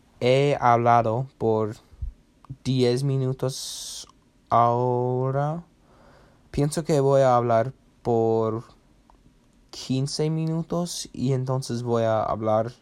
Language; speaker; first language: Spanish; non-native, learner; English